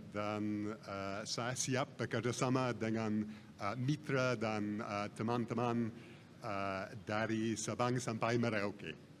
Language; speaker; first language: Indonesian; non-native, fluent; English